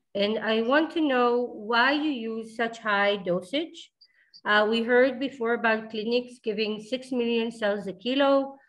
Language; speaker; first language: English; non-native, fluent; Hebrew